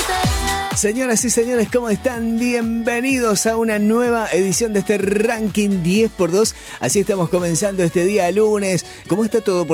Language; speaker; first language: Spanish; native; Spanish